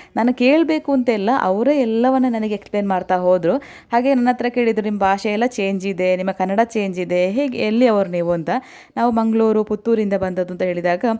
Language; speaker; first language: Kannada; non-native, local second language; Tulu